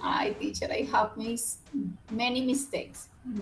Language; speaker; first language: English; non-native, learner; Spanish